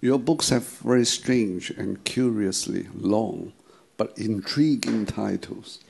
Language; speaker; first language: English; non-native, local second language; Chinese